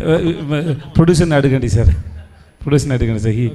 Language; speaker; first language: Telugu; non-native, learner; Tamil